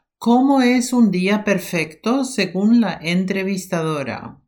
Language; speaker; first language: Spanish; non-native, fluent; Norwegian